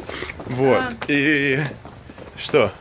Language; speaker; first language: Russian; non-native, fluent; English